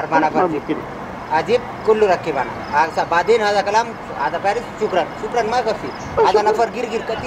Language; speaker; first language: Arabic; non-native, learner; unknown